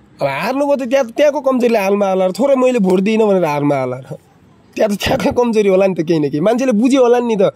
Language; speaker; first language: Nepali; native; Nepali